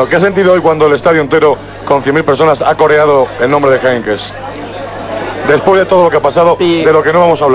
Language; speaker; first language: Spanish; native; Spanish